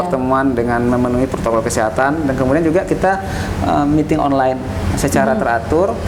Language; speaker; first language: Indonesian; native; Indonesian